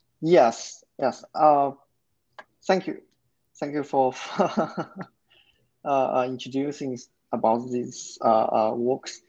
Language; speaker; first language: English; non-native, learner; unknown